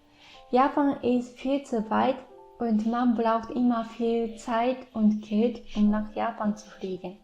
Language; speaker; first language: German; non-native, fluent; Japanese